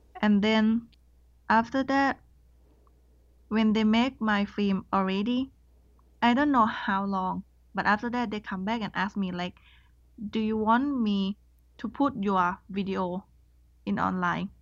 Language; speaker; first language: English; non-native, learner; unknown